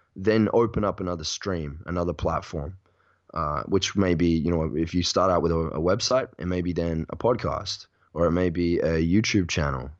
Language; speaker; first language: English; native; English